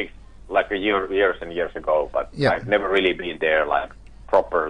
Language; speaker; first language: English; non-native, fluent; Finnish